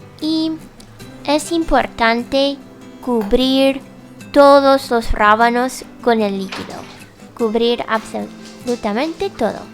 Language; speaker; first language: Spanish; non-native, fluent; English